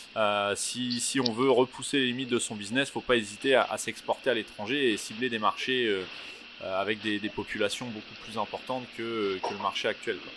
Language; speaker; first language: French; native; French